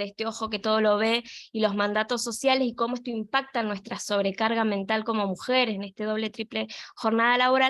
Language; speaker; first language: Spanish; native; Spanish